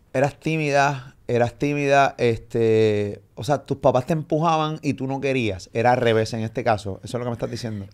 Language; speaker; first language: Spanish; native; Spanish